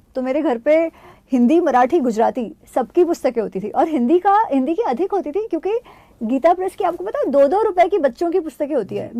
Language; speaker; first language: Hindi; non-native, local second language; Gujarati